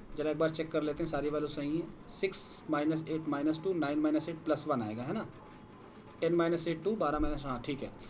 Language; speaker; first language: Hindi; native; Hindi